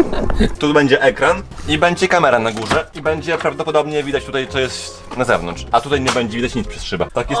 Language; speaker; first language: Polish; native; Polish